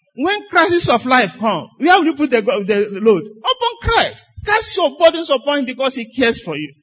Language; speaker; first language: English; non-native, local second language; Igbo